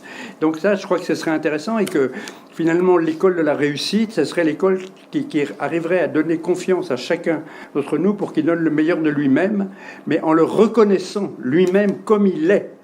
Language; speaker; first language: French; native; French